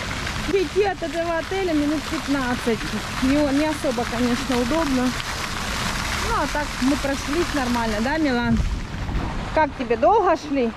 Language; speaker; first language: Russian; native; Russian